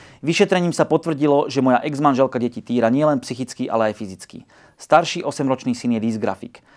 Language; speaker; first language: Slovak; native; Slovak